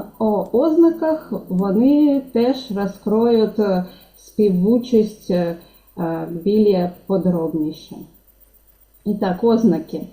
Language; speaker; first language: Ukrainian; non-native, local second language; Russian